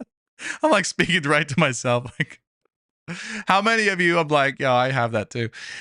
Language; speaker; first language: English; native; English